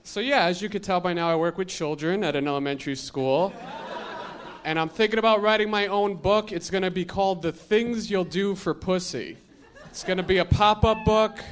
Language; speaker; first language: English; native; English